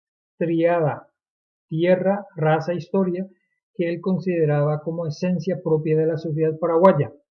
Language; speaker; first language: Spanish; native; Spanish